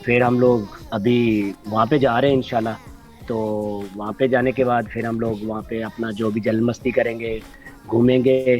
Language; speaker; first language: Urdu; non-native, local second language; Saraiki